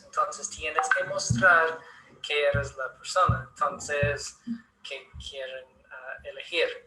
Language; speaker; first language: Spanish; non-native, learner; English